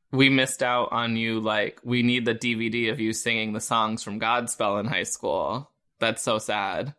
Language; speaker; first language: English; native; English